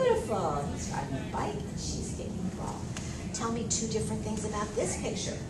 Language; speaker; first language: English; native; English